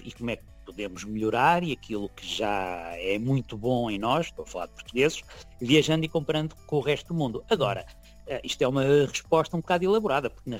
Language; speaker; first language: Portuguese; native; Portuguese